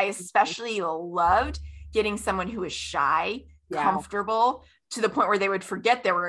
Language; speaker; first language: English; native; English